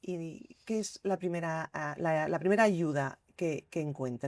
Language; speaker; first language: Spanish; native; Spanish